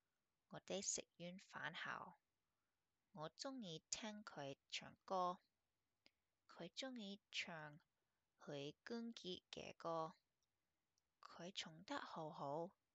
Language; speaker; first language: Cantonese; non-native, learner; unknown